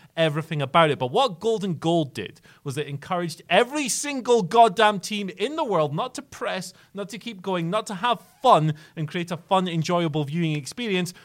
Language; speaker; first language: English; native; English